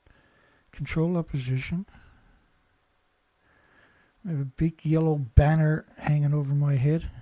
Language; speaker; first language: English; native; English